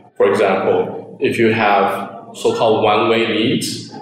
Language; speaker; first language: English; early bilingual, other home language; Chinese